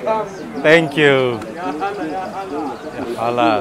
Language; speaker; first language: English; non-native, fluent; Indonesian